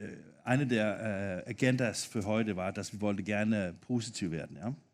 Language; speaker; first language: German; non-native, fluent; Danish